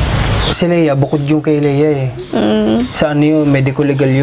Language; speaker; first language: Filipino; native; Filipino